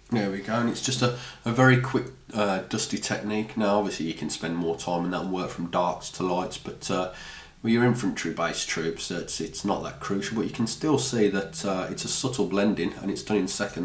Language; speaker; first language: English; native; English